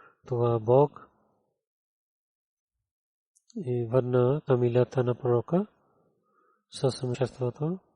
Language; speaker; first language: Bulgarian; non-native, learner; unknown